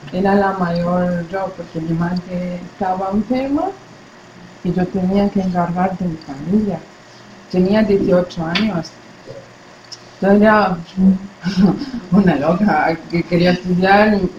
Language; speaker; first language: Spanish; non-native, learner; Arabic